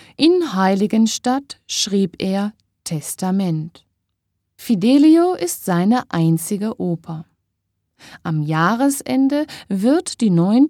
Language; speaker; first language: German; native; German